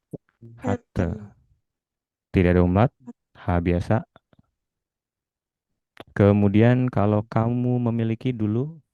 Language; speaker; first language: Indonesian; native; Indonesian